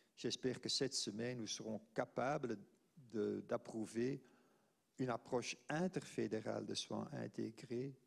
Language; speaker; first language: French; non-native, local second language; Dutch